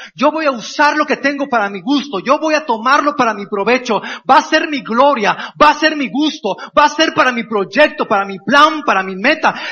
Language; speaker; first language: Spanish; native; Spanish